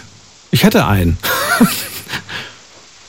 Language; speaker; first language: German; native; German